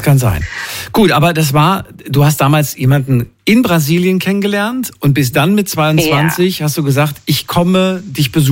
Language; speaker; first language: German; native; German